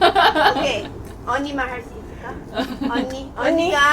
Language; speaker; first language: Korean; non-native, learner; English